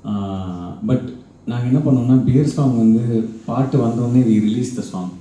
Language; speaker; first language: English; non-native, local second language; Tamil